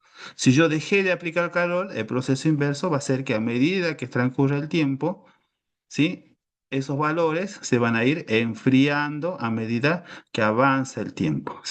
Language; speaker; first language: Spanish; native; Spanish